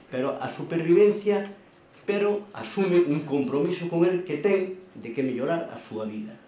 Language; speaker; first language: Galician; non-native, local second language; Spanish